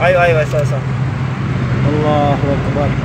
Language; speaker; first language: Arabic; non-native, learner; Urdu